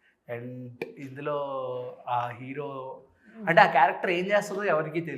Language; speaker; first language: Telugu; native; Telugu